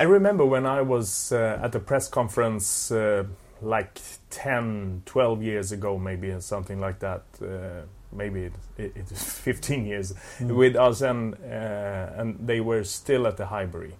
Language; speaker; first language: English; non-native, fluent; Swedish